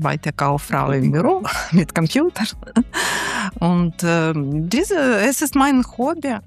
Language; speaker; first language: German; non-native, learner; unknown